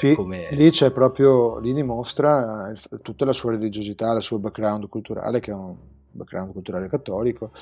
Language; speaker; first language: Italian; native; Italian